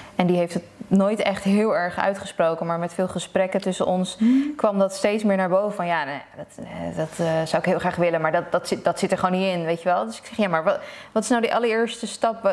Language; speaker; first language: Dutch; early bilingual, other home language; Persian